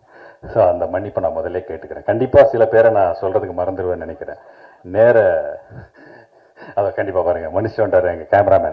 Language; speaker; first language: Tamil; native; Tamil